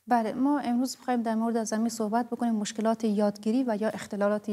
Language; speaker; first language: Persian; native; Persian